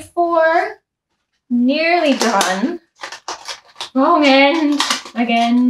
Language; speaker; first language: English; native; English